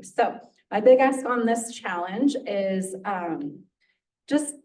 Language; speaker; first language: English; native; English